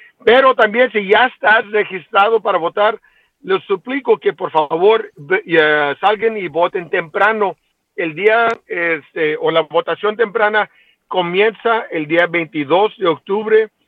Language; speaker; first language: Spanish; early bilingual, heritage; Spanish